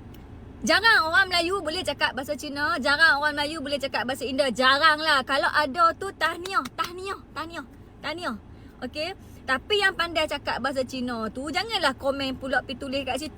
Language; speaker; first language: Malay; native; Malay